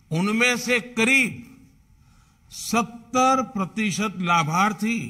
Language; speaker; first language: Hindi; non-native, local second language; Gujarati